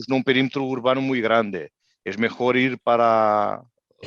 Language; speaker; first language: Spanish; non-native, learner; Portuguese